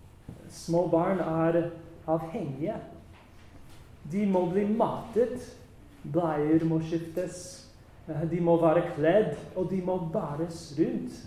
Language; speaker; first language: Norwegian; non-native, fluent; English